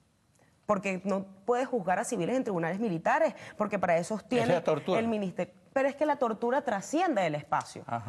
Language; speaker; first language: Spanish; native; Spanish